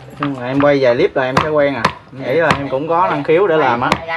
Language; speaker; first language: Vietnamese; native; Vietnamese